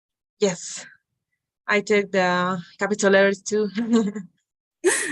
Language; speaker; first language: English; non-native, learner; Spanish